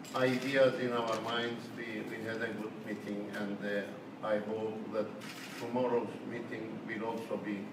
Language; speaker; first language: English; non-native, fluent; Turkish